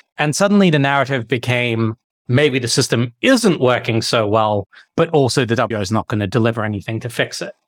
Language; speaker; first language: English; native; English